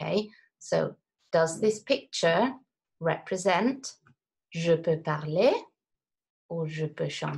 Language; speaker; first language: French; non-native, fluent; English